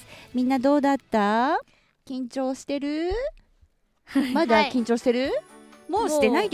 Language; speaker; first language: Japanese; native; Japanese